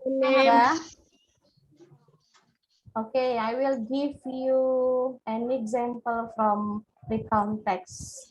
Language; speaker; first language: English; non-native, fluent; Indonesian